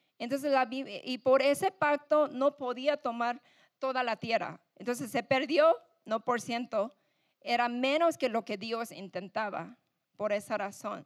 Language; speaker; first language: Spanish; non-native, fluent; English